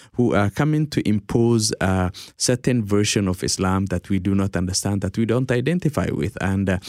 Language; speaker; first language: English; early bilingual, other home language; Somali